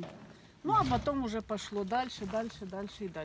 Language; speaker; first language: Russian; native; Russian